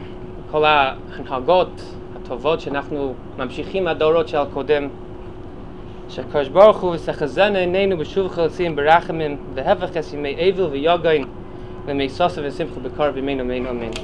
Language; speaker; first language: Hebrew; non-native, fluent; English